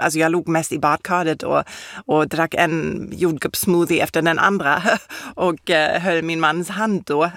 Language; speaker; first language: Swedish; non-native, fluent; German